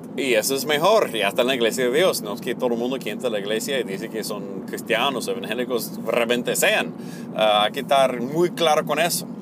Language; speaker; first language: Spanish; non-native, fluent; English